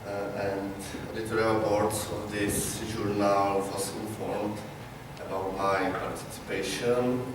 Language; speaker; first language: English; non-native, learner; Czech